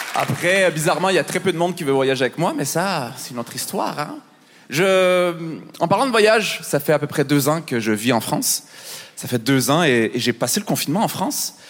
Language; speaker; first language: French; native; French